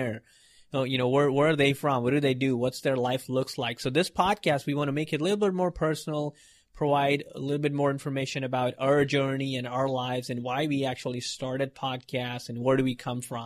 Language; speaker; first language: English; non-native, local second language; Hindi